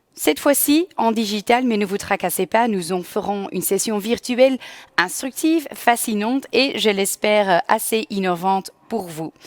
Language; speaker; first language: French; non-native, local second language; Dutch